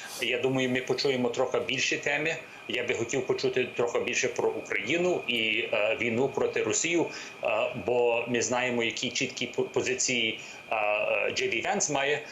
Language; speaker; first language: Ukrainian; early bilingual, heritage; English